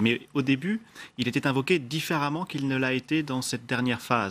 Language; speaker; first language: French; native; French